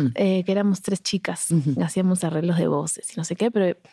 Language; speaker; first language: Spanish; native; Spanish